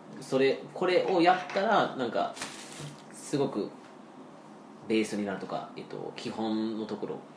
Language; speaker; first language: Japanese; non-native, fluent; English